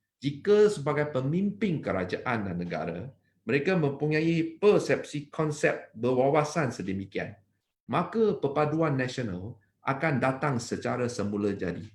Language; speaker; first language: Malay; non-native, local second language; Chinese